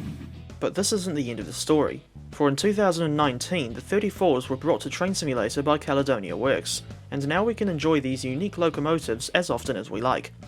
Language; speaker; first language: English; native; English